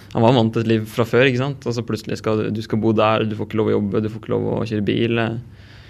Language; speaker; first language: Norwegian; early bilingual, other home language; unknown